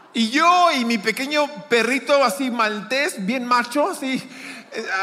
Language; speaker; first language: Spanish; native; Spanish